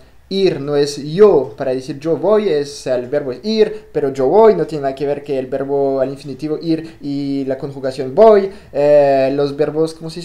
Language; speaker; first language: Spanish; non-native, fluent; French